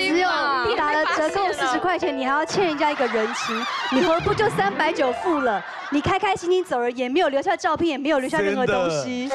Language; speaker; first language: Chinese; native; Chinese